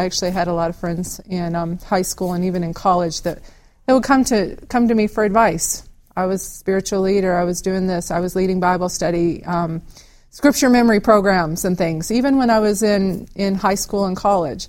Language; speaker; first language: English; native; English